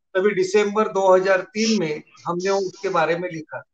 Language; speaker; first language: Hindi; non-native, local second language; Marathi